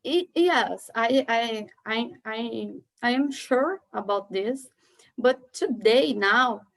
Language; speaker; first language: English; non-native, learner; Portuguese